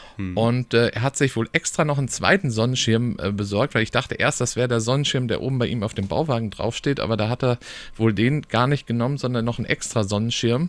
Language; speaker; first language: German; native; German